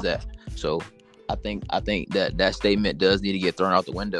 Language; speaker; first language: English; native; English